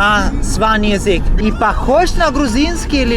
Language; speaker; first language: Russian; non-native, learner; Italian